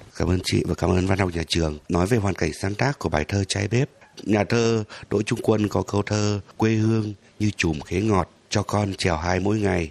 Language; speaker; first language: Vietnamese; non-native, local second language; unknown